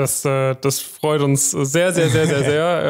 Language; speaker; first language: German; native; German